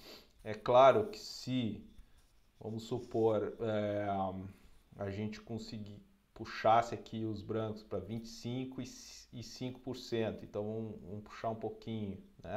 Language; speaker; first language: Portuguese; native; Portuguese